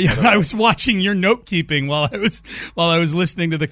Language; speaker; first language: English; native; English